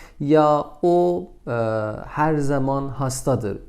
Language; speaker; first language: Turkish; non-native, fluent; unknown